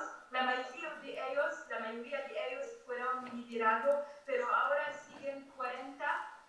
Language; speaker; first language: Spanish; non-native, fluent; Arabic